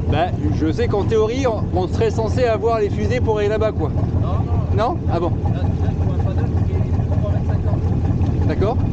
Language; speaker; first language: French; native; French